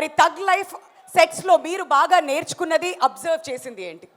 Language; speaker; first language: Telugu; native; Telugu